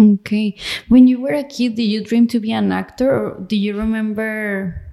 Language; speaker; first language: English; non-native, fluent; Spanish